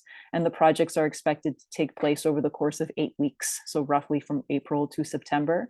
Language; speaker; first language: English; native; English